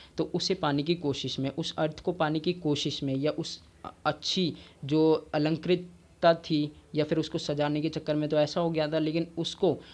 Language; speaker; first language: Hindi; native; Hindi